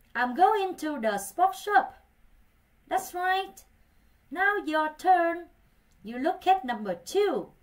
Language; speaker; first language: English; non-native, fluent; Vietnamese